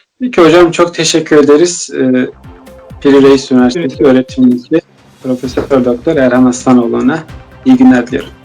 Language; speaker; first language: Turkish; native; Turkish